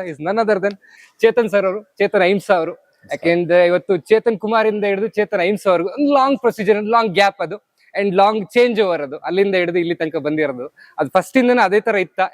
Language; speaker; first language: Kannada; native; Kannada